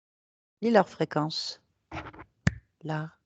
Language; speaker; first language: French; native; French